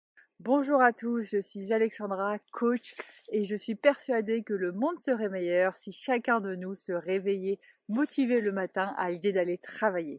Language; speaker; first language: French; native; French